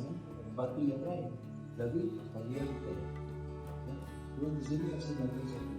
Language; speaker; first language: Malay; non-native, learner; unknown